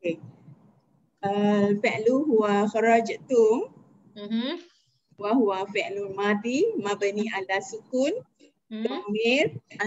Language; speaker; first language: Arabic; non-native, learner; Malay